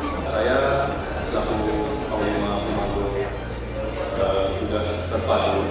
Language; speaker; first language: Indonesian; native; Indonesian